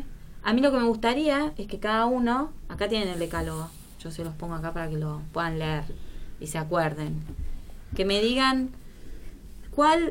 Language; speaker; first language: Spanish; native; Spanish